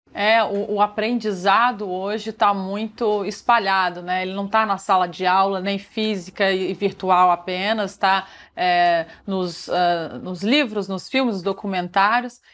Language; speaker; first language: Portuguese; native; Portuguese